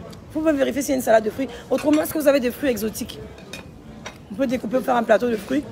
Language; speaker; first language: French; native; French